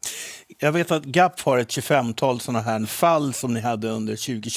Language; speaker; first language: Swedish; native; Swedish